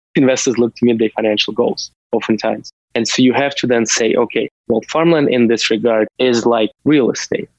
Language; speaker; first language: English; non-native, fluent; Russian